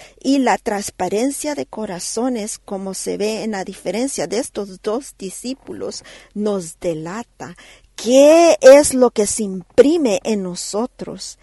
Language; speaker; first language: Spanish; native; Spanish